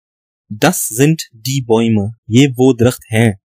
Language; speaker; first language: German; non-native, fluent; Urdu